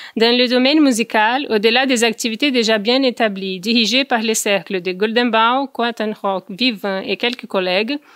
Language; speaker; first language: French; non-native, fluent; Portuguese